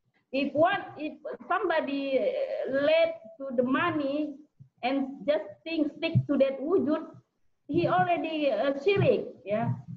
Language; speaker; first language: English; non-native, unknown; Indonesian